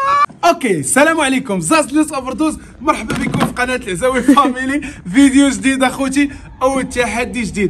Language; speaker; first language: Arabic; native; Arabic